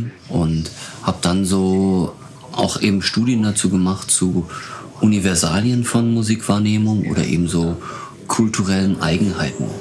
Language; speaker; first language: German; native; German